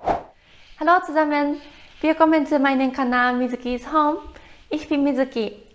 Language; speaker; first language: German; non-native, learner; Japanese